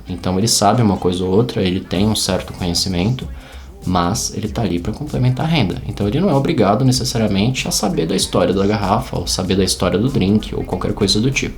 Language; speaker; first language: Portuguese; native; Portuguese